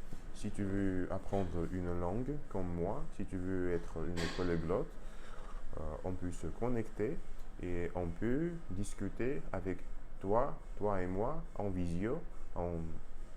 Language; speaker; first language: French; non-native, learner; Russian